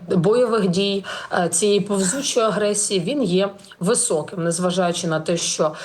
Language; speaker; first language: Ukrainian; native; Ukrainian